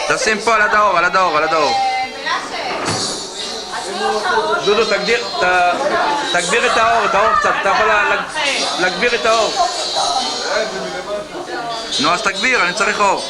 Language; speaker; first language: Hebrew; native; Hebrew